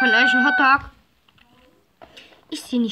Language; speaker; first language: German; native; German